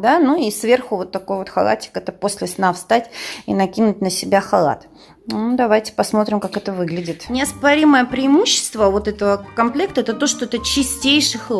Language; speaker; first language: Russian; native; Russian